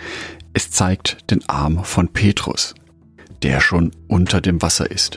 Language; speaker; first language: German; native; German